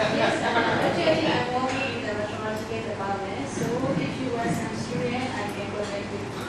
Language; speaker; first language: English; non-native, learner; Burmese